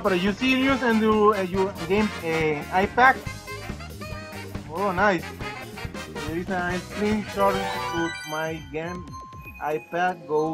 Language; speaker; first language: English; non-native, learner; Spanish